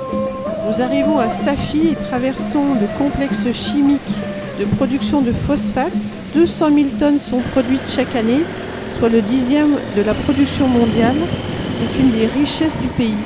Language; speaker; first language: French; native; French